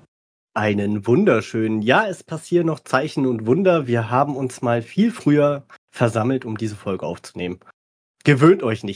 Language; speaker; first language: German; native; German